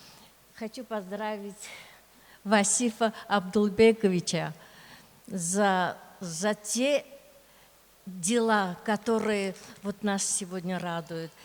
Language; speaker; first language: Russian; non-native, local second language; Lezghian